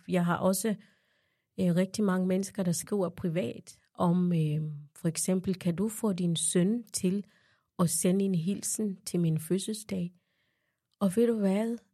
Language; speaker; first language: Danish; non-native, fluent; Ganda